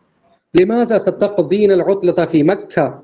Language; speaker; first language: Arabic; non-native, fluent; Urdu